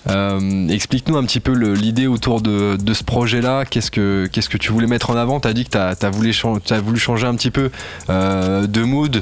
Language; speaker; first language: French; native; French